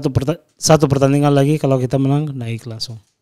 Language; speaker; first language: Indonesian; non-native, fluent; Portuguese